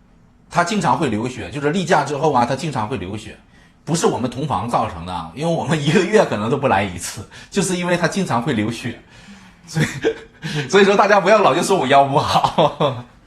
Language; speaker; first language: Chinese; native; Chinese